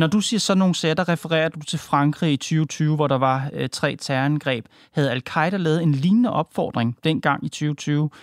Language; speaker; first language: Danish; native; Danish